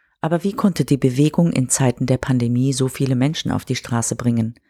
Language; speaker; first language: German; native; German